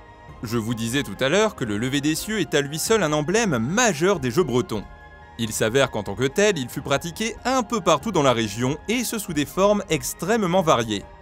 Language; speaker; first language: French; native; French